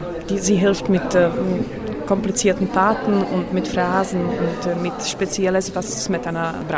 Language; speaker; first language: German; non-native, learner; Czech